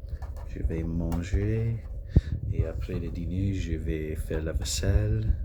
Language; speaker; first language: French; non-native, local second language; English